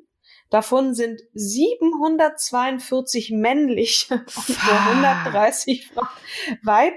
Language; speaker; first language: German; native; German